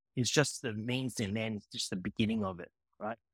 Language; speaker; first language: English; native; English